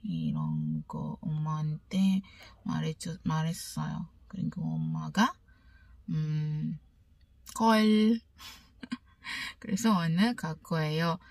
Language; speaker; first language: Korean; non-native, learner; Malay